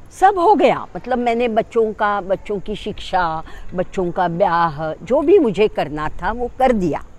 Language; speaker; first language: Hindi; non-native, local second language; Marathi